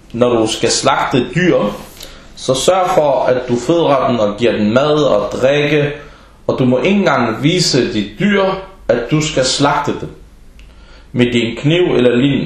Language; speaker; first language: Danish; early bilingual, other home language; Arabic